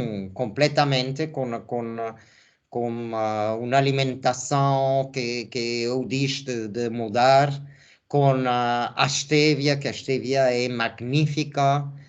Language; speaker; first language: Portuguese; non-native, fluent; Spanish